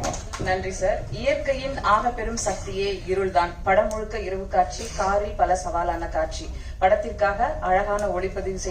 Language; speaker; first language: Tamil; native; Tamil